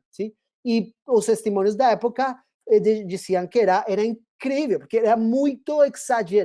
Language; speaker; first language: Portuguese; non-native, fluent; Spanish